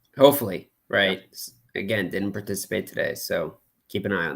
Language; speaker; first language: English; native; English